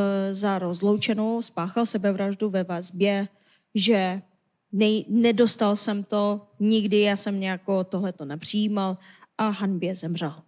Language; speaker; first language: Czech; non-native, fluent; Korean